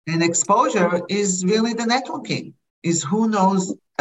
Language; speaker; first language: English; non-native, fluent; Hebrew